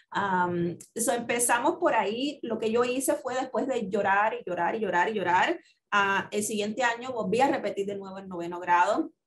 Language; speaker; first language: Spanish; native; Spanish